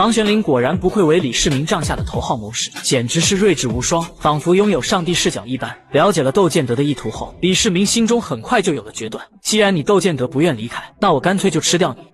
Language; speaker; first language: Chinese; native; Chinese